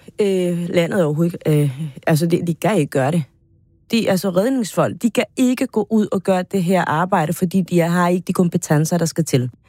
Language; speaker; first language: Danish; non-native, fluent; Spanish